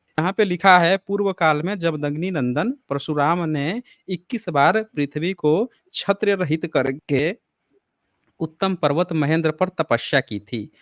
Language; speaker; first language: Hindi; native; Hindi